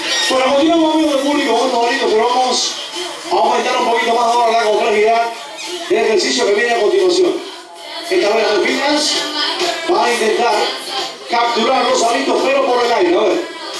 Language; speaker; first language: Spanish; native; Spanish